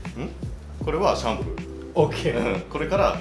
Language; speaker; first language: Japanese; native; Japanese